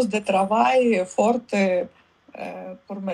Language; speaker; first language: French; non-native, learner; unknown